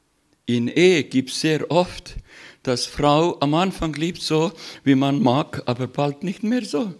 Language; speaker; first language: German; non-native, learner; Russian